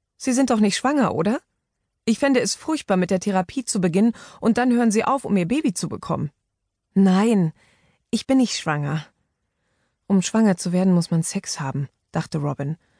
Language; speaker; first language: German; native; German